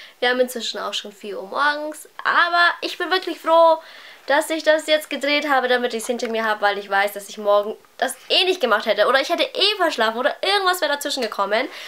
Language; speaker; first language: German; early bilingual, other home language; Vietnamese